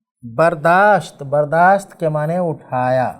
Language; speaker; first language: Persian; non-native, fluent; Urdu